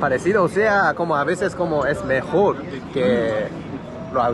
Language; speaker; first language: Spanish; non-native, learner; Japanese